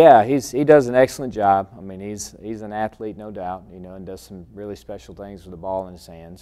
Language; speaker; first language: English; native; English